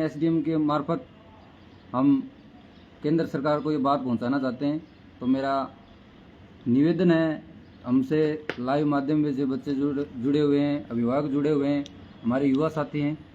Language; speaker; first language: Hindi; native; Hindi